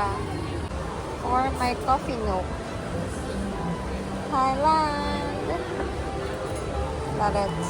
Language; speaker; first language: English; non-native, fluent; Filipino